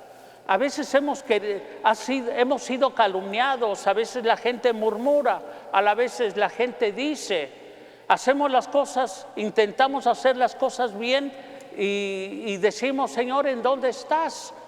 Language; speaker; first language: Spanish; native; Spanish